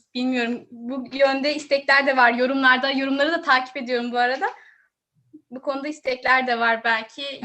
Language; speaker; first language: Turkish; native; Turkish